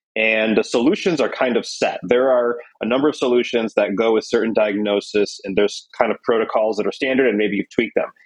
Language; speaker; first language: English; native; English